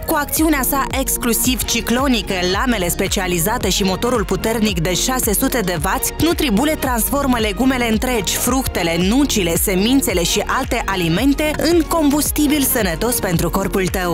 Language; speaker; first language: Romanian; native; Romanian